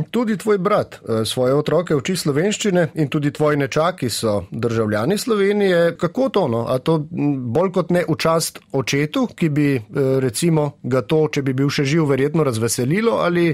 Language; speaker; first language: Slovenian; native; Slovenian